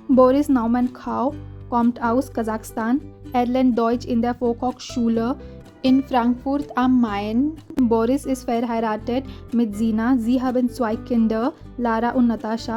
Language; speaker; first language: German; non-native, learner; Hindi